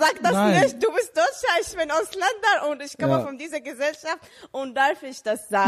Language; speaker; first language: German; non-native, learner; Arabic